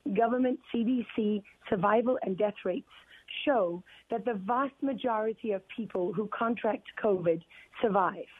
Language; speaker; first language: English; native; English